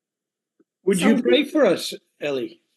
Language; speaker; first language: English; native; English